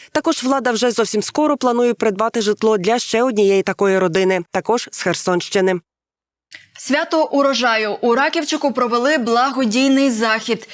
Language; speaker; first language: Ukrainian; native; Ukrainian